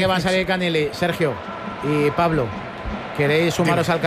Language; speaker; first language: Spanish; native; Spanish